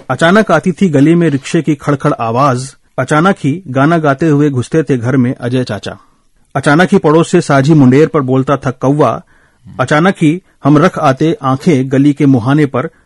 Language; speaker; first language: Hindi; native; Hindi